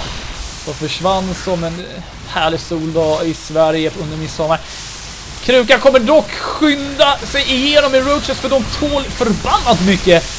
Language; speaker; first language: Swedish; native; Swedish